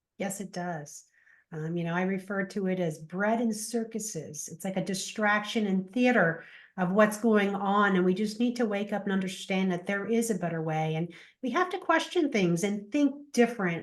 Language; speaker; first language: English; native; English